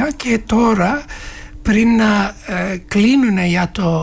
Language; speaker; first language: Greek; non-native, learner; Turkish